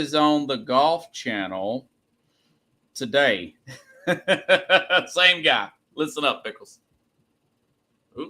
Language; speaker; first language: English; native; English